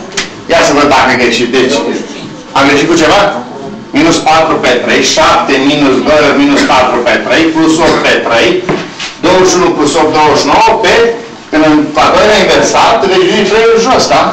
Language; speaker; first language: Romanian; native; Romanian